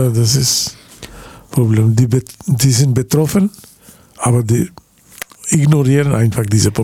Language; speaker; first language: German; non-native, learner; Bangla